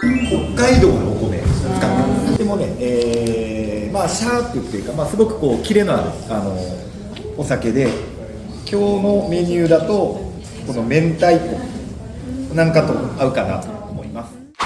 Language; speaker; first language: Japanese; native; Japanese